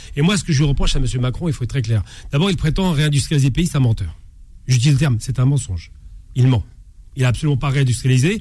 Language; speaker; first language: French; native; French